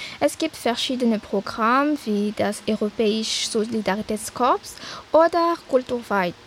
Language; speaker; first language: German; non-native, fluent; Malagasy